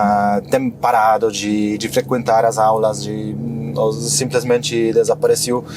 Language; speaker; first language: Portuguese; non-native, fluent; Polish